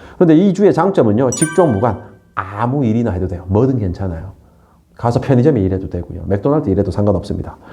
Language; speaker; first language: Korean; native; Korean